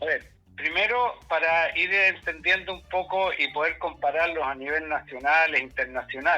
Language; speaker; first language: Spanish; native; Spanish